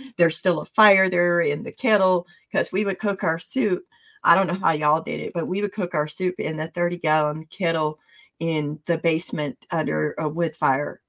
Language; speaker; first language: English; early bilingual, other home language; Pennsylvania German